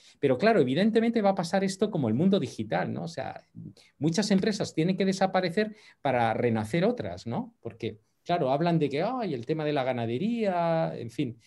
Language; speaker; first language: Spanish; native; Spanish